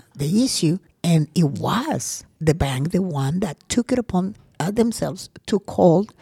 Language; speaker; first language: English; non-native, fluent; Spanish